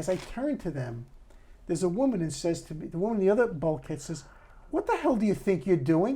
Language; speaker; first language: English; native; English